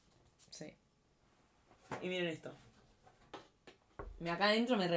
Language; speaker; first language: Spanish; native; Spanish